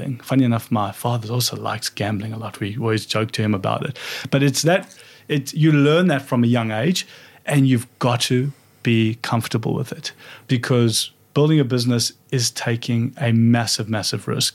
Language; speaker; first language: English; native; English